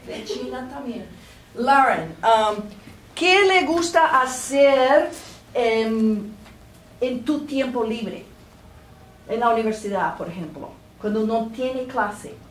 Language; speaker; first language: Spanish; non-native, fluent; Portuguese